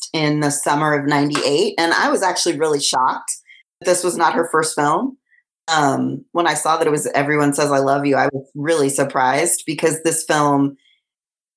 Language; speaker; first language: English; native; English